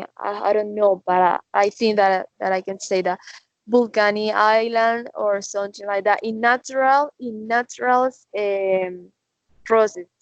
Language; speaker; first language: English; non-native, learner; Spanish